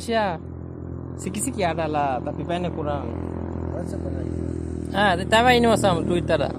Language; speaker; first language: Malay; non-native, learner; Bangla